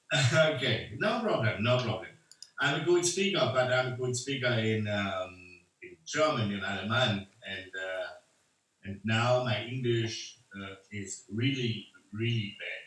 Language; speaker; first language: English; non-native, learner; German